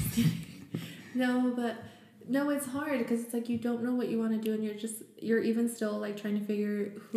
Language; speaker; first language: English; early bilingual, other home language; Spanish